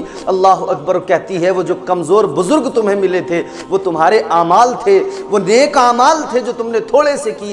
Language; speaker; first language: Urdu; native; Urdu